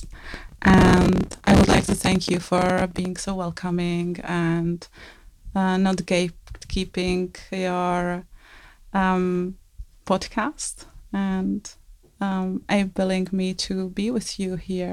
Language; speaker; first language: English; non-native, fluent; Czech